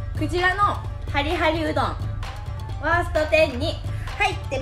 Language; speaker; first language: Japanese; native; Japanese